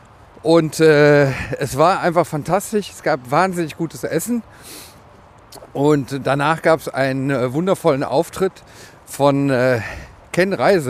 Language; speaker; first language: German; native; German